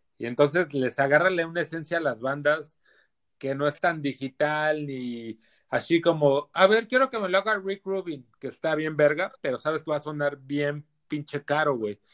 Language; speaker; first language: Spanish; native; Spanish